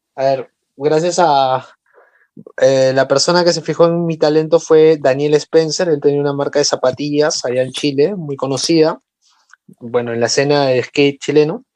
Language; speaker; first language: Spanish; native; Spanish